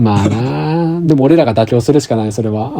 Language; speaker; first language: Japanese; native; Japanese